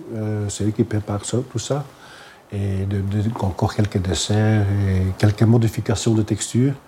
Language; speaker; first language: French; non-native, local second language; Dutch